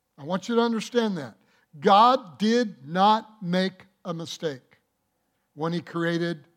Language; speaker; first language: English; native; English